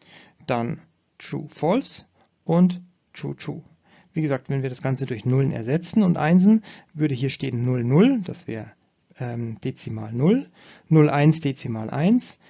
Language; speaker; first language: German; native; German